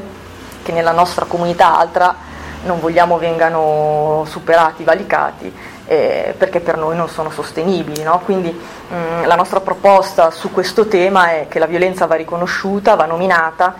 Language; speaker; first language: Italian; native; Italian